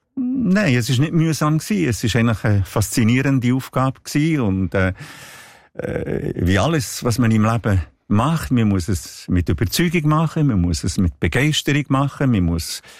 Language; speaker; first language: German; non-native, local second language; Italian